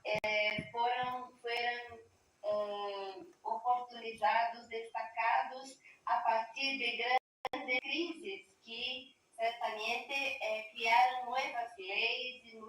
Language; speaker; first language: Spanish; non-native, learner; Portuguese